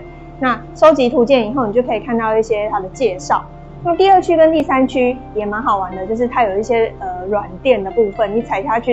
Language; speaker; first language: Chinese; native; Chinese